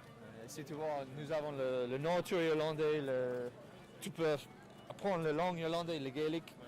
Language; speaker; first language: French; non-native, fluent; English